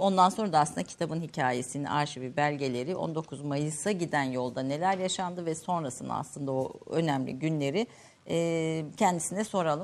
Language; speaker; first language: Turkish; native; Turkish